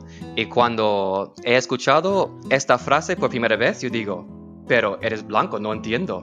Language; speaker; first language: Spanish; non-native, learner; English